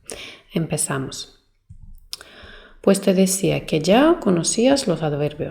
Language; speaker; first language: Spanish; non-native, fluent; Russian